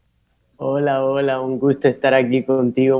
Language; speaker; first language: Spanish; native; Spanish